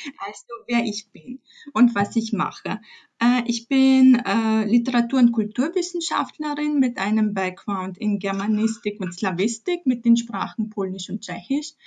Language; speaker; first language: German; early bilingual, other home language; Polish